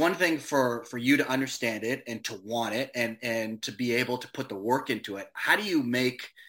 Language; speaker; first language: English; native; English